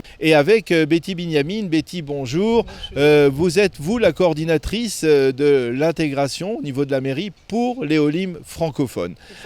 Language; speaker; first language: French; native; French